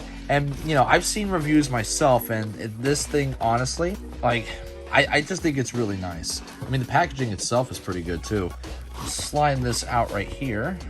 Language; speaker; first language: English; native; English